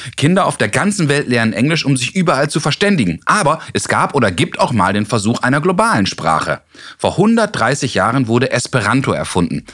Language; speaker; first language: German; native; German